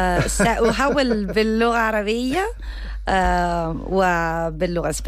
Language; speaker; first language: Arabic; non-native, learner; Spanish